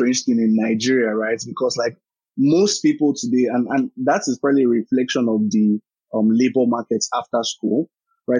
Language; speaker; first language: English; non-native, local second language; Yoruba